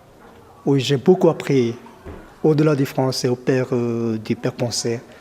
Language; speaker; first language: French; non-native, fluent; Korean